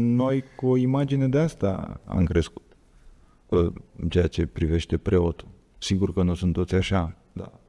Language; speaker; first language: Romanian; native; Romanian